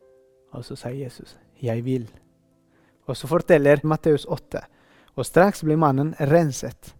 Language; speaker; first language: Norwegian; non-native, fluent; Spanish